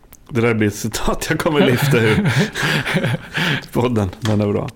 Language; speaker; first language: Swedish; native; Swedish